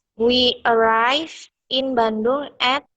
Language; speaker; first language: English; non-native, learner; Indonesian